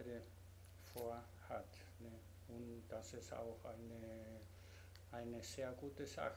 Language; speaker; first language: German; non-native, learner; Spanish